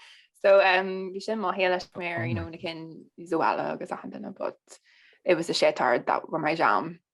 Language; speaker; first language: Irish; non-native, local second language; English